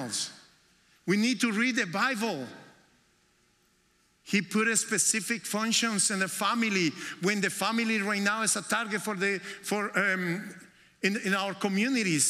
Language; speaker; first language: English; non-native, fluent; Spanish